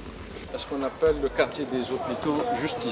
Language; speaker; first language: French; non-native, learner; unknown